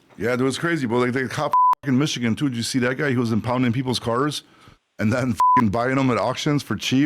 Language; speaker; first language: English; native; English